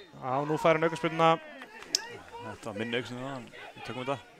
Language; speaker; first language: Icelandic; native; Icelandic